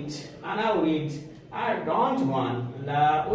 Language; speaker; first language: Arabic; non-native, fluent; Hindi